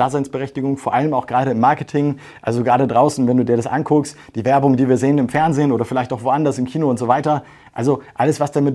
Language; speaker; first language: German; native; German